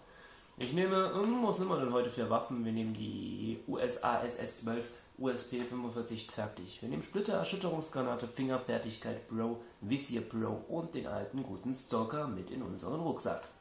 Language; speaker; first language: German; native; German